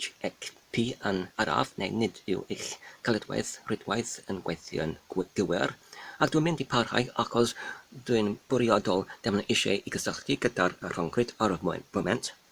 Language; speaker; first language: Welsh; non-native, learner; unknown